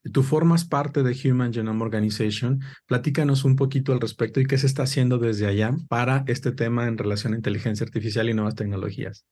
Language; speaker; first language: Spanish; native; Spanish